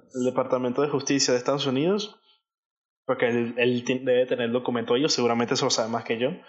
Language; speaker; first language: Spanish; native; Spanish